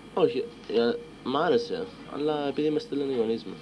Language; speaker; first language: Greek; early bilingual, heritage; Greek